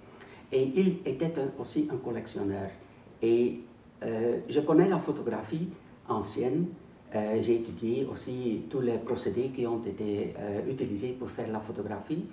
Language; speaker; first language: French; non-native, local second language; Dutch